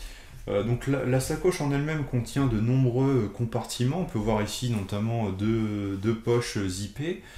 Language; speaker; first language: French; native; French